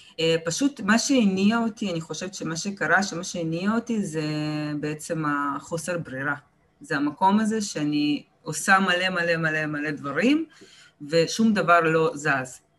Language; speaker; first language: Hebrew; early bilingual, other home language; Russian